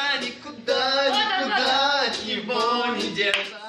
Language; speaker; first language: Russian; native; Russian